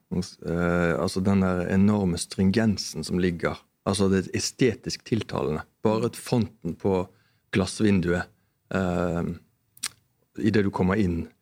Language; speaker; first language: Norwegian; native; Norwegian